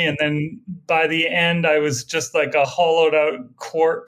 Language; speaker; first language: English; native; English